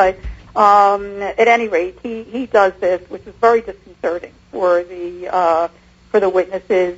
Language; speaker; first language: English; native; English